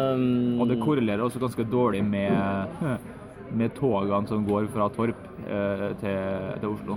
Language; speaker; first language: Norwegian; native; Norwegian